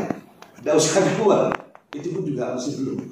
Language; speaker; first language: Indonesian; native; Indonesian